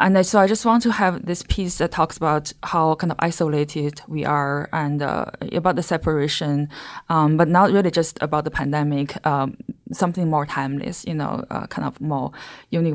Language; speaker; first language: English; non-native, fluent; Chinese